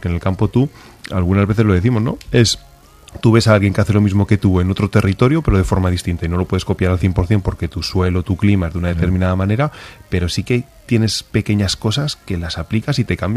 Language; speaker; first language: Spanish; native; Spanish